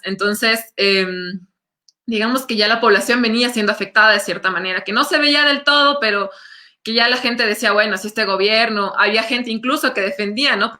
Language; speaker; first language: Spanish; native; Spanish